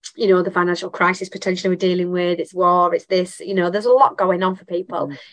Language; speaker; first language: English; native; English